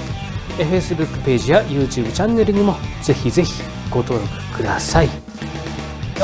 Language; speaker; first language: Japanese; native; Japanese